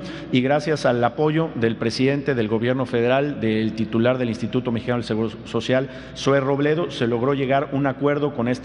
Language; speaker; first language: Spanish; native; Spanish